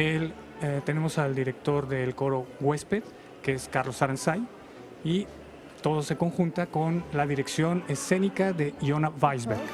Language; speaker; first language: Spanish; native; Spanish